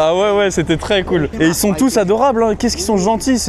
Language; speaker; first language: French; native; French